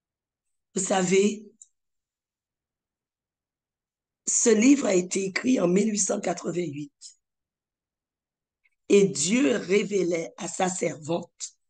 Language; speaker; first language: French; native; French